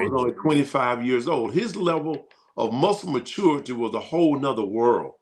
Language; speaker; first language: English; native; English